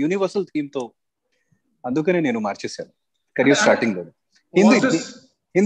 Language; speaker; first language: Telugu; non-native, local second language; Hindi